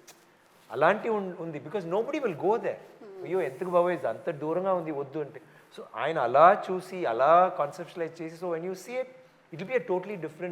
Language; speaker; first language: Telugu; non-native, local second language; Tamil